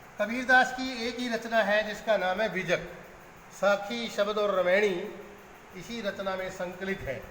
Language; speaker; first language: Hindi; native; Hindi